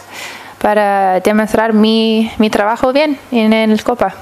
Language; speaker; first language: Spanish; early bilingual, heritage; English